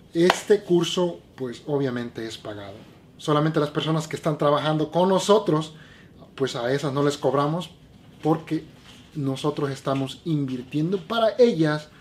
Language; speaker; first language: Spanish; native; Spanish